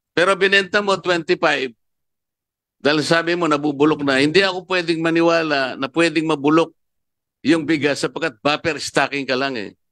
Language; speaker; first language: Filipino; non-native, local second language; Pampanga